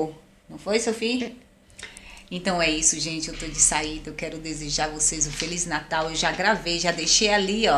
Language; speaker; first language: Portuguese; native; Portuguese